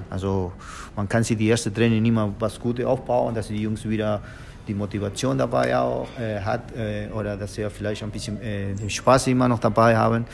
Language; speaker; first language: German; non-native, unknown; Spanish